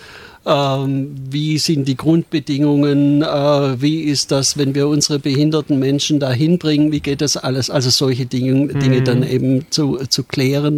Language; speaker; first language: German; native; German